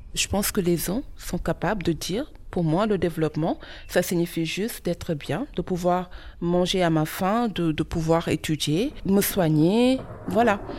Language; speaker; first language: French; non-native, local second language; Wolof